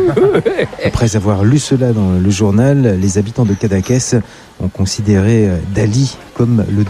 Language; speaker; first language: French; native; French